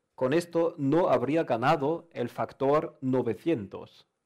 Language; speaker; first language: Spanish; non-native, fluent; German